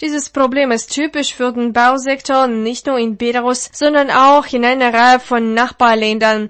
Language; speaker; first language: German; non-native, fluent; Russian